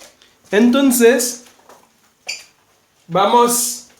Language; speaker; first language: Spanish; non-native, fluent; Haitian Creole